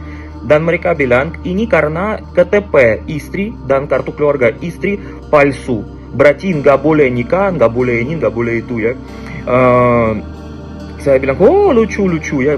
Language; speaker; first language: Indonesian; non-native, fluent; Russian